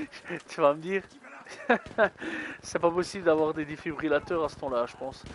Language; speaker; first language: French; native; French